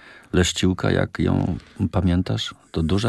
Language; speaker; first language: Polish; native; Polish